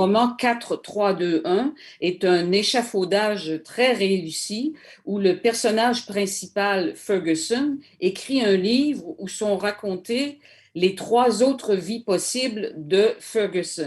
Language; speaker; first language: French; native; French